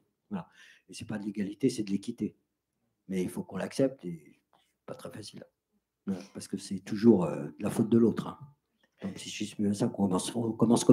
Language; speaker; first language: French; native; French